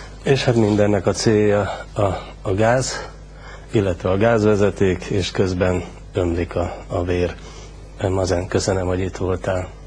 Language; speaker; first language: Hungarian; native; Hungarian